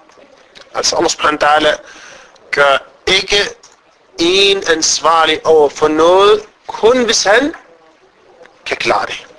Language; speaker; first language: Danish; non-native, fluent; Arabic